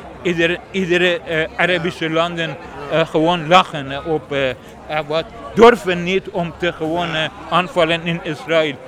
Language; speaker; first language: Dutch; non-native, learner; Persian